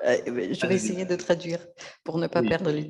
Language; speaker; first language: French; non-native, fluent; Russian